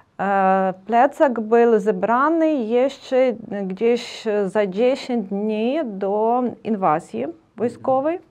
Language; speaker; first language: Ukrainian; native; Ukrainian